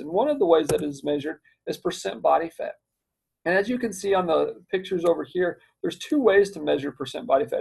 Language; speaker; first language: English; native; English